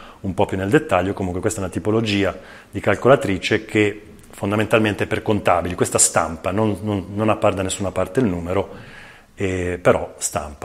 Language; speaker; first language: Italian; native; Italian